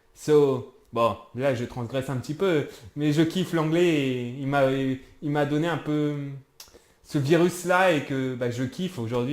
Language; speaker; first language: French; native; French